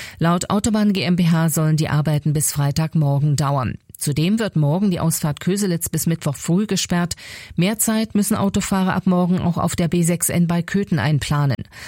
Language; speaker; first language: German; native; German